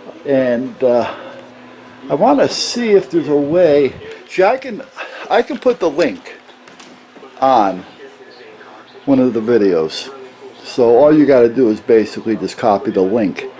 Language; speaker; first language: English; native; English